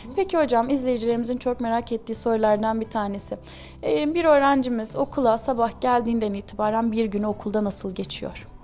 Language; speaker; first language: Turkish; native; Turkish